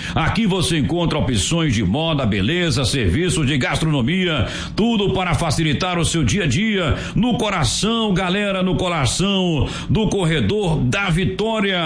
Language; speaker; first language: Portuguese; native; Portuguese